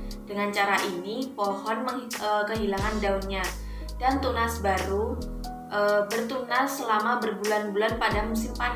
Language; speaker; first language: Indonesian; native; Indonesian